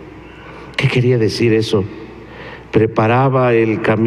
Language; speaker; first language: Spanish; native; Spanish